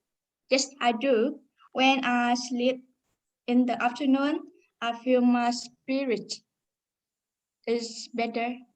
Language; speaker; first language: English; non-native, learner; Vietnamese